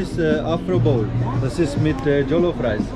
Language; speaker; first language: German; non-native, learner; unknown